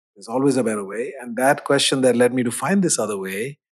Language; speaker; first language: English; non-native, local second language; Hindi